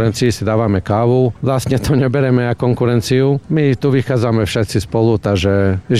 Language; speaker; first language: Slovak; non-native, fluent; Croatian